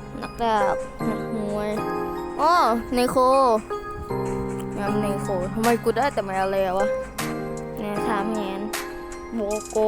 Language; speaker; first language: Thai; native; Thai